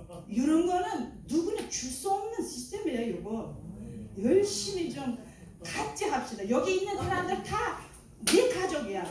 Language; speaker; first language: Korean; non-native, learner; Uzbek